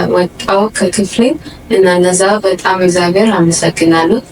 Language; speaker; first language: Amharic; early bilingual, other home language; English